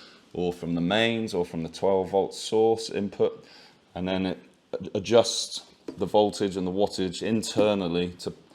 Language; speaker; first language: English; native; English